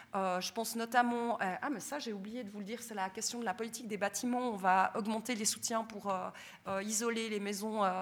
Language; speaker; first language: French; native; French